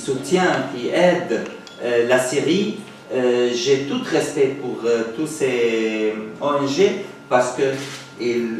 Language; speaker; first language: French; non-native, fluent; Arabic